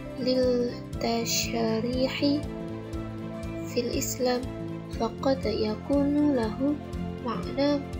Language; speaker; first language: Arabic; non-native, learner; Indonesian